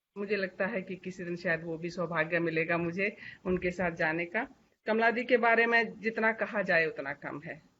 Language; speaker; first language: Hindi; native; Hindi